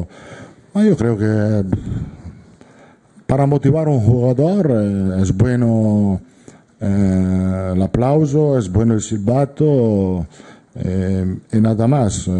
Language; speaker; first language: Spanish; non-native, fluent; Italian